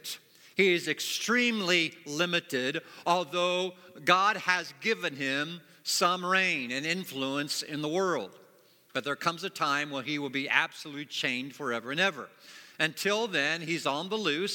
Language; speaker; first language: English; native; English